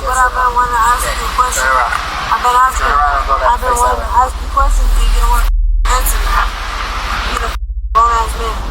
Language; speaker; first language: English; native; English